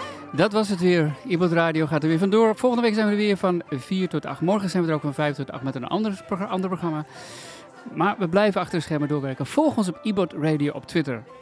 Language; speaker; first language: Dutch; native; Dutch